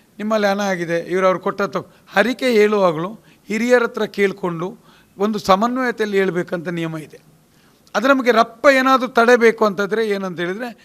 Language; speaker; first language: Kannada; non-native, local second language; Tulu